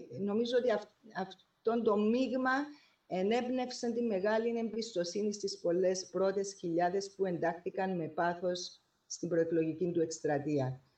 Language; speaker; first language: Greek; native; Greek